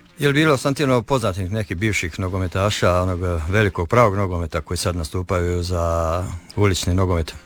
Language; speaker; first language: Serbian; native; Serbian